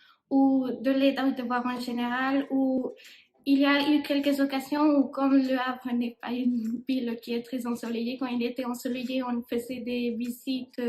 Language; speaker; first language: French; non-native, fluent; Spanish